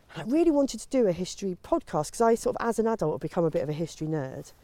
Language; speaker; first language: English; native; English